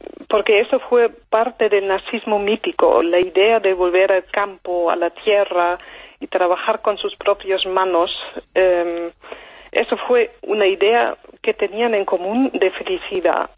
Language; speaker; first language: Spanish; non-native, fluent; German